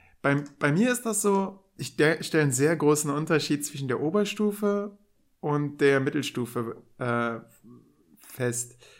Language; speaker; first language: German; native; German